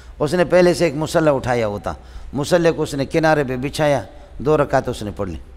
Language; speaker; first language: Urdu; non-native, local second language; Baluchi